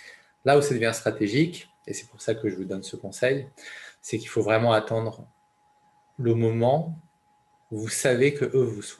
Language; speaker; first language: French; native; French